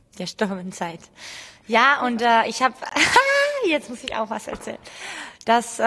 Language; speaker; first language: German; non-native, fluent; Georgian